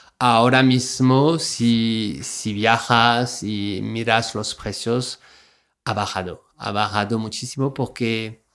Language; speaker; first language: Spanish; non-native, fluent; French